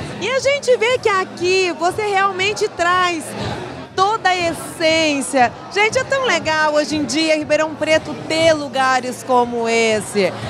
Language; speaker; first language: Portuguese; native; Portuguese